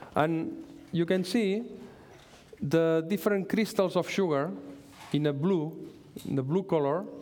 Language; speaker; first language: English; non-native, learner; Spanish